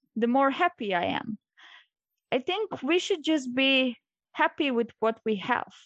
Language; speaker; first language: English; non-native, fluent; Croatian